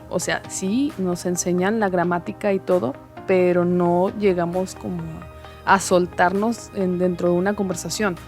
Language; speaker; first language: Spanish; native; Spanish